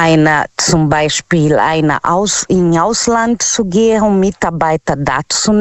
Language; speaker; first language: German; non-native, learner; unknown